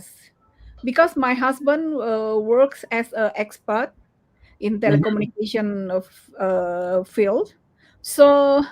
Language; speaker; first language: English; non-native, learner; Indonesian